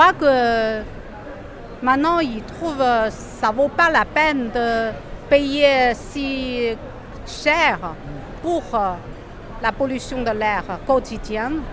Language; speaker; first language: French; non-native, fluent; Chinese